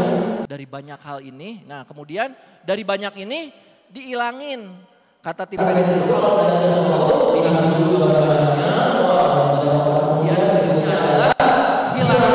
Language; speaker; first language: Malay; non-native, local second language; Sundanese